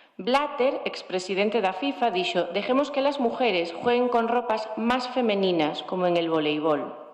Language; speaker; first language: Spanish; non-native, local second language; Galician